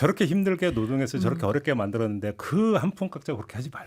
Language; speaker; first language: Korean; native; Korean